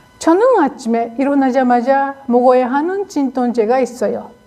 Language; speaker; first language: Korean; non-native, learner; Japanese